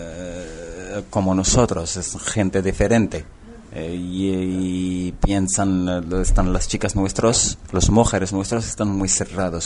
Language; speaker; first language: Spanish; non-native, learner; Arabic